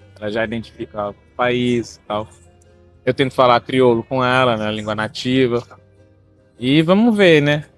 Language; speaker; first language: Portuguese; non-native, local second language; Kabuverdianu